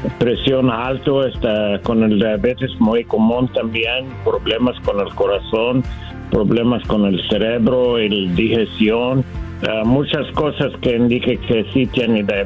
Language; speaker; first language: Spanish; non-native, learner; English